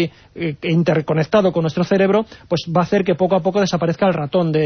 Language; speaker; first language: Spanish; native; Spanish